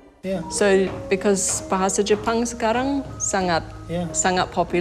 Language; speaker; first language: Indonesian; non-native, fluent; English